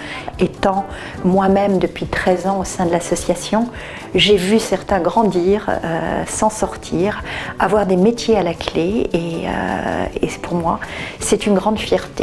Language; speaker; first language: French; native; French